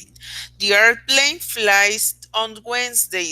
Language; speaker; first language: English; non-native, learner; Spanish